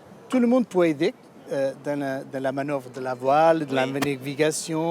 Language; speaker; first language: French; non-native, learner; Portuguese